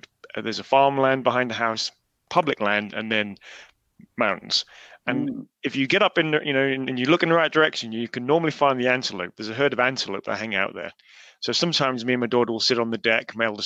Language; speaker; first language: English; native; English